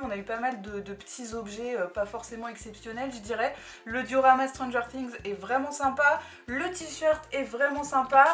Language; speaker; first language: French; native; French